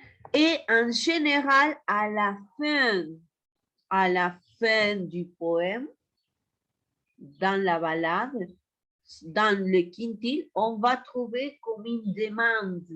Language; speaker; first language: French; non-native, fluent; Spanish